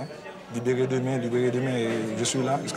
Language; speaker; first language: French; non-native, local second language; Haitian Creole